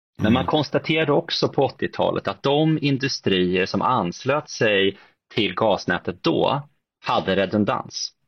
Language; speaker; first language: Swedish; native; Swedish